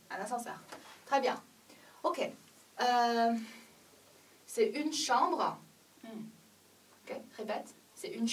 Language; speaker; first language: French; non-native, fluent; Chinese